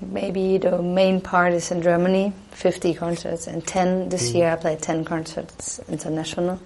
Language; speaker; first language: English; non-native, fluent; German